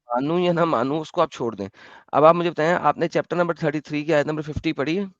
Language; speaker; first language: Urdu; native; Urdu